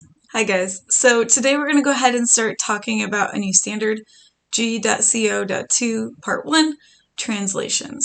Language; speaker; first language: English; native; English